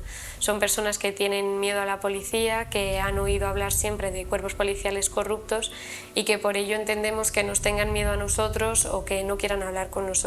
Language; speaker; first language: Spanish; native; Spanish